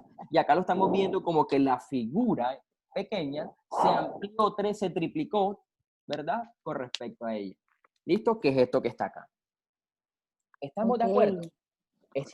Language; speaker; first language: Spanish; native; Spanish